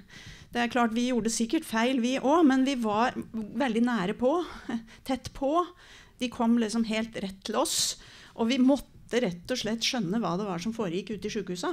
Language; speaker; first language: Norwegian; native; Norwegian